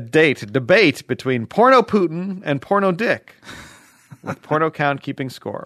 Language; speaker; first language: English; native; English